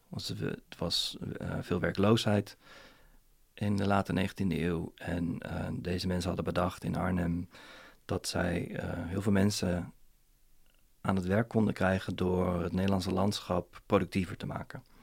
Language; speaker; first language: Dutch; native; Dutch